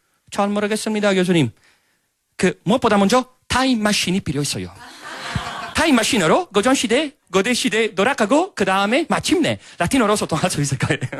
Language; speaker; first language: Korean; non-native, fluent; Italian